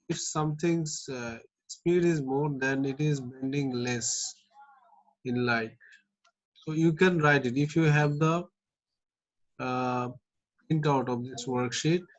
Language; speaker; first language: English; non-native, local second language; Bangla